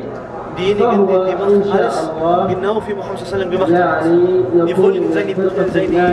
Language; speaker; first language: German; non-native, learner; Arabic